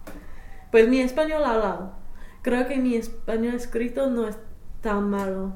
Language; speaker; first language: Spanish; non-native, fluent; English